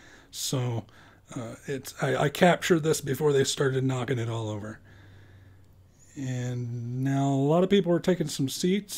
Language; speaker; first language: English; native; English